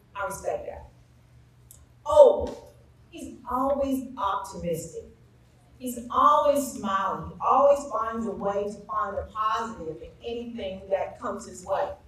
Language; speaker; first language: English; native; English